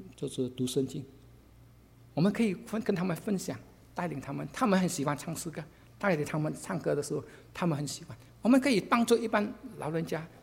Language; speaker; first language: Chinese; non-native, local second language; Cantonese